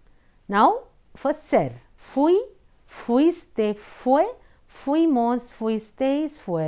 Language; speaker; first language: Spanish; non-native, fluent; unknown